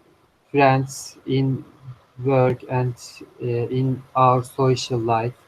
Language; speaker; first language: English; non-native, learner; Turkish